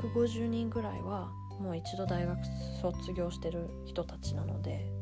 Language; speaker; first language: Japanese; early bilingual, other home language; English